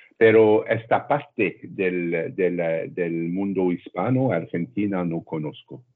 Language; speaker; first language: Spanish; non-native, learner; French